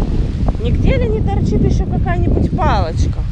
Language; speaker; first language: Russian; native; Russian